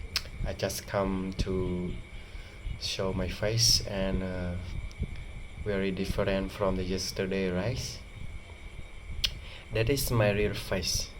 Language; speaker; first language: English; non-native, learner; Khmer